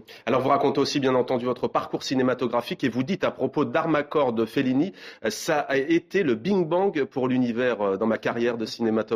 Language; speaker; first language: French; native; French